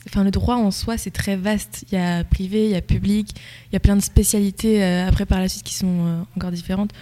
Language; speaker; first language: French; native; French